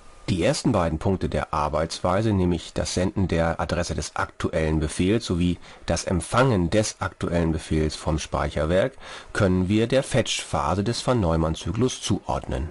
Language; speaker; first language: German; native; German